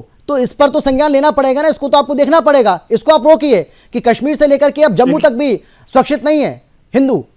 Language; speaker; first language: Hindi; native; Hindi